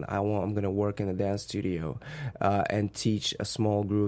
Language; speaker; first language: English; non-native, fluent; Russian